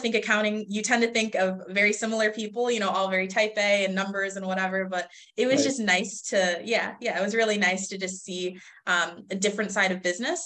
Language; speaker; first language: English; native; English